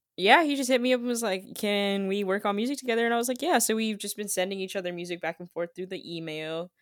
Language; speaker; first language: English; native; English